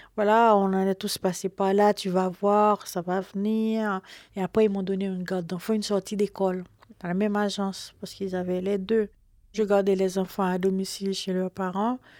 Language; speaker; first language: French; non-native, local second language; Haitian Creole